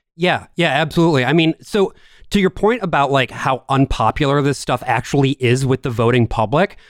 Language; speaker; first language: English; native; English